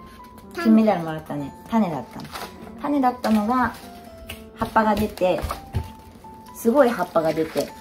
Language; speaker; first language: Japanese; native; Japanese